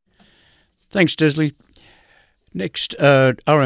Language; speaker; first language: English; native; English